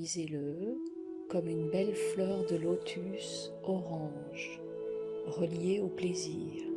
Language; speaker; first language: French; native; French